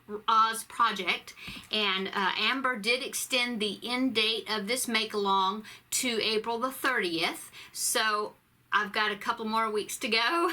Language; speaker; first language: English; native; English